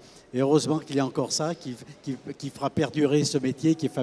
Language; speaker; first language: French; native; French